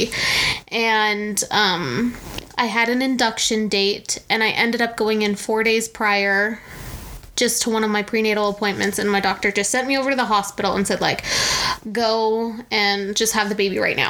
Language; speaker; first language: English; native; English